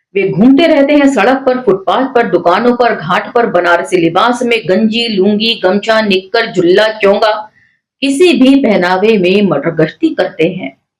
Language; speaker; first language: Hindi; native; Hindi